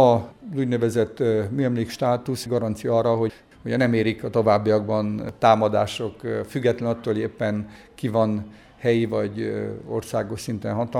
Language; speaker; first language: Hungarian; native; Hungarian